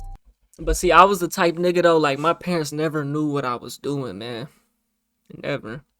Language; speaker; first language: English; native; English